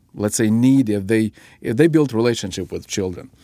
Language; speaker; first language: English; non-native, fluent; Ukrainian